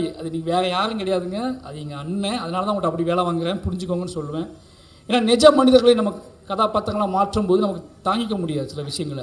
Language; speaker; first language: Tamil; native; Tamil